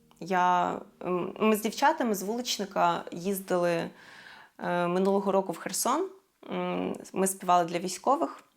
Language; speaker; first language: Ukrainian; native; Ukrainian